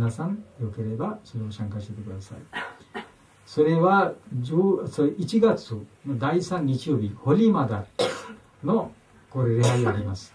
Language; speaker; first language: Japanese; non-native, learner; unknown